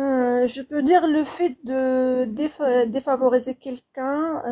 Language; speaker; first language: French; non-native, fluent; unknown